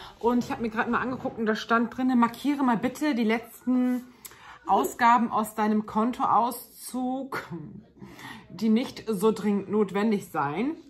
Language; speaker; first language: German; early bilingual, other home language; Turkish